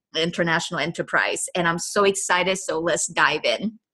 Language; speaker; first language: English; non-native, fluent; Chinese